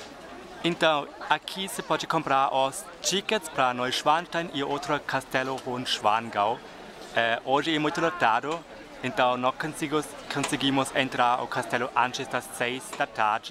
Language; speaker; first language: Portuguese; non-native, fluent; German